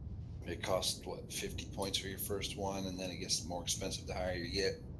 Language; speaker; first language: English; native; English